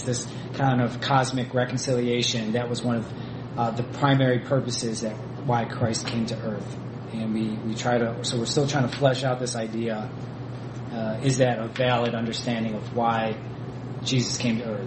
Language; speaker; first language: English; native; English